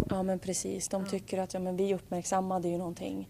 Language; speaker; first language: Swedish; native; Swedish